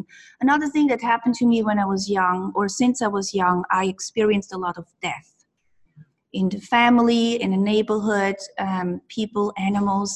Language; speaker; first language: English; non-native, fluent; Swiss German